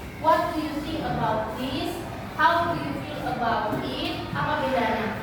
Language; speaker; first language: English; non-native, learner; Indonesian